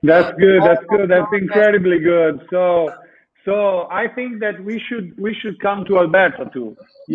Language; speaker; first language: English; non-native, fluent; Italian